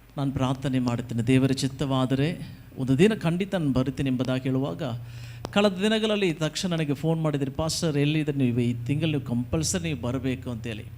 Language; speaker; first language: Kannada; non-native, local second language; Tamil